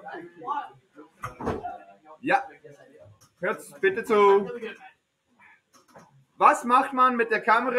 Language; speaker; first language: German; non-native, fluent; English